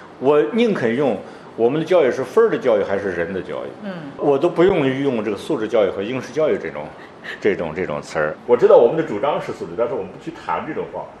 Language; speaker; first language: Chinese; native; Chinese